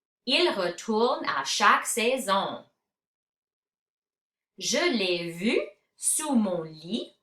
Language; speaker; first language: French; non-native, fluent; English